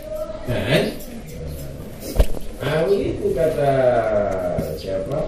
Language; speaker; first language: Indonesian; native; Indonesian